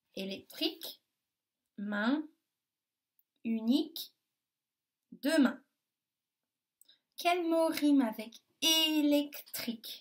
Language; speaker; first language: French; native; French